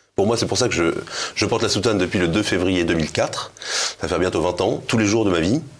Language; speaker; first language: French; native; French